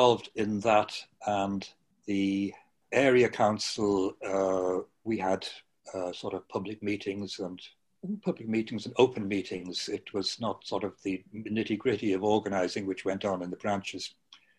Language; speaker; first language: English; native; English